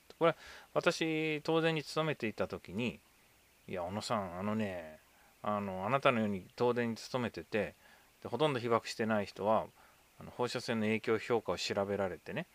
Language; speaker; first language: Japanese; native; Japanese